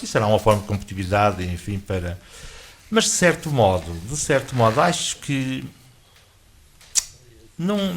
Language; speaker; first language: Portuguese; native; Portuguese